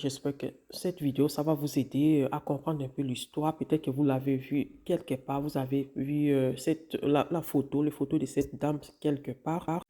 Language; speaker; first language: French; non-native, local second language; Lingala